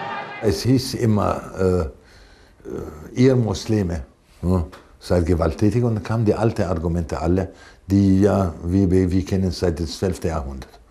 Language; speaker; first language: German; non-native, fluent; Arabic